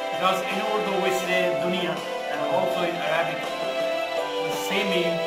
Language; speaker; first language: English; non-native, local second language; Urdu